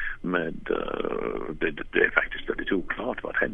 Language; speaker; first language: Swedish; non-native, fluent; English